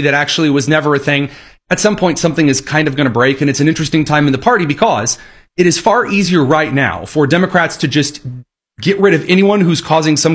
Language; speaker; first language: English; native; English